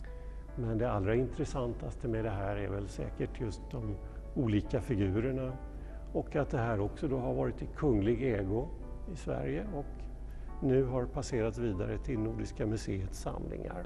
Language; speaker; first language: Swedish; native; Swedish